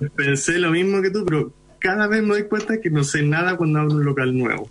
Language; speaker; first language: Spanish; early bilingual, other home language; Hindi